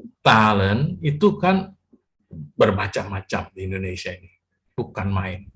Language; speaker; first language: Indonesian; native; Indonesian